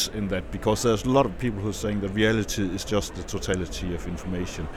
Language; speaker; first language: English; non-native, fluent; Danish